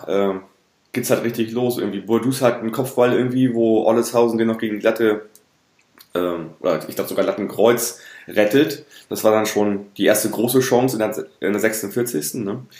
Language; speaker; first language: German; native; German